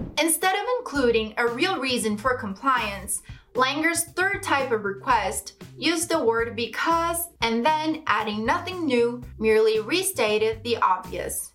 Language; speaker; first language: English; non-native, fluent; Portuguese